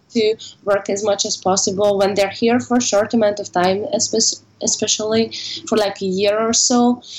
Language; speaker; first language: English; non-native, fluent; Hungarian